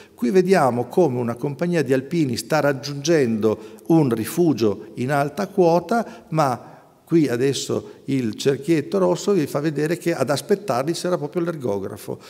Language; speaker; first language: Italian; native; Italian